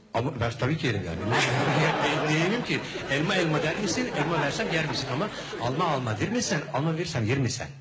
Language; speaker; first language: Turkish; native; Turkish